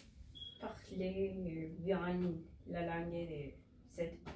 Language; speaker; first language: French; non-native, learner; Spanish